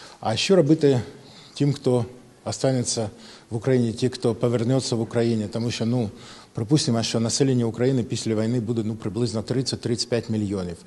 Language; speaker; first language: Ukrainian; non-native, local second language; Russian